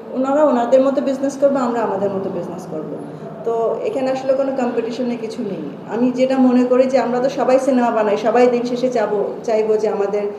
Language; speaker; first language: Bangla; early bilingual, heritage; Bangla